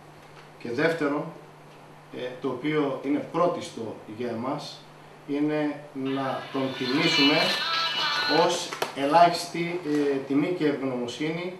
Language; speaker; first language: Greek; native; Greek